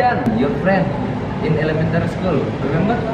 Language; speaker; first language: English; non-native, learner; Indonesian